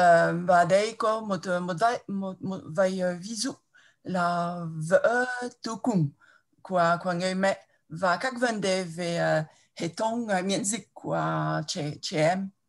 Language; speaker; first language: Vietnamese; non-native, fluent; French